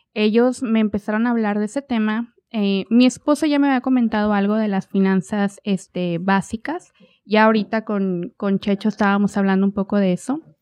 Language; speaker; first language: Spanish; native; Spanish